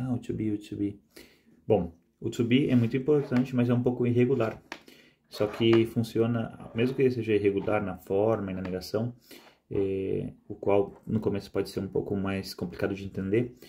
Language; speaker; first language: Portuguese; non-native, fluent; Spanish